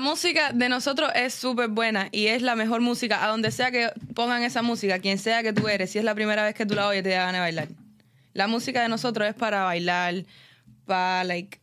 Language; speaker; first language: Spanish; early bilingual, heritage; Spanish